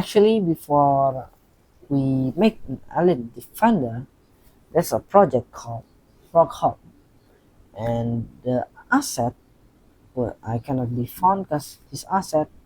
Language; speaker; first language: English; non-native, learner; Indonesian